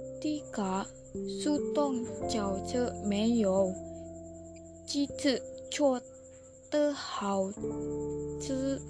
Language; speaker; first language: Chinese; non-native, learner; Vietnamese